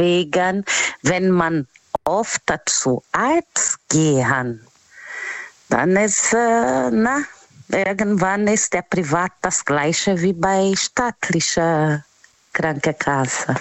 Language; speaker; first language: German; non-native, learner; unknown